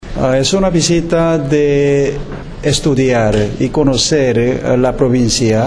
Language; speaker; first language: Spanish; non-native, fluent; Korean